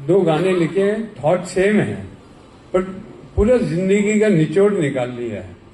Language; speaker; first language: Hindi; non-native, local second language; Marathi